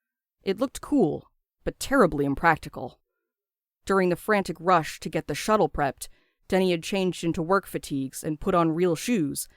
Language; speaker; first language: English; native; English